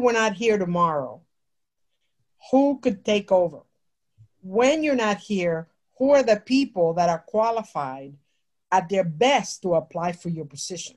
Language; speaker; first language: English; native; English